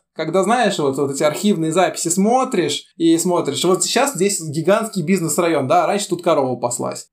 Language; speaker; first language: Russian; native; Russian